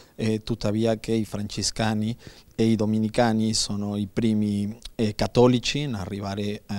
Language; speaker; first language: Italian; non-native, learner; Spanish